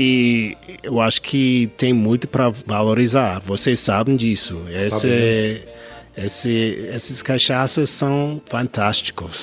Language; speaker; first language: Portuguese; non-native, learner; English